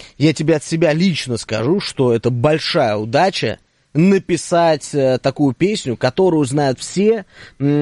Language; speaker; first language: Russian; native; Russian